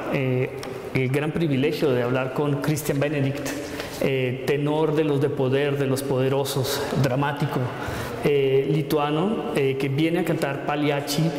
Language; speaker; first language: Spanish; native; Spanish